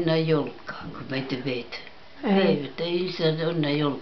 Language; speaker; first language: Finnish; early bilingual, heritage; Finnish